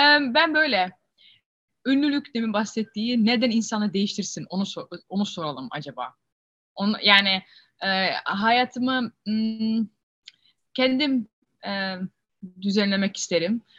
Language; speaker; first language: Turkish; early bilingual, heritage; Turkish